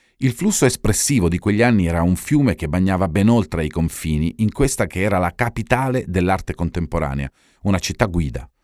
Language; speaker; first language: Italian; native; Italian